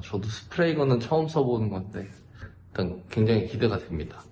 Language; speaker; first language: Korean; native; Korean